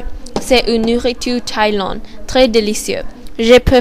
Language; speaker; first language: French; non-native, learner; Thai